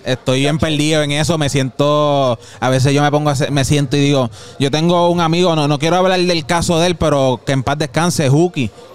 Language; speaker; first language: Spanish; early bilingual, heritage; Spanish